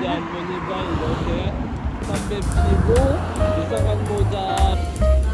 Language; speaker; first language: Korean; non-native, learner; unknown